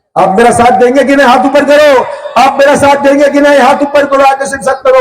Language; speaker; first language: Hindi; non-native, local second language; Marathi